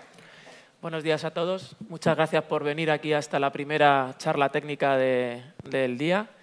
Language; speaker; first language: Spanish; native; Spanish